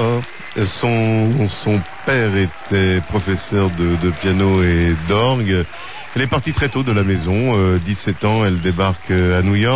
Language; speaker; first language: French; native; French